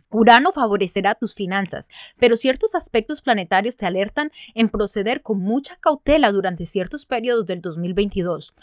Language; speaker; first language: Spanish; early bilingual, other home language; English